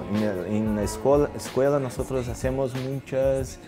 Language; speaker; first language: Spanish; non-native, learner; Portuguese